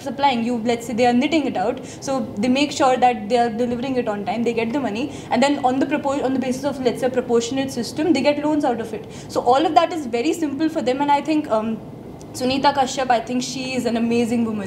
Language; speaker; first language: English; non-native, local second language; Hindi